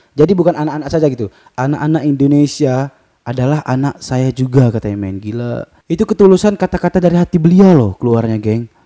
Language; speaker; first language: Indonesian; native; Indonesian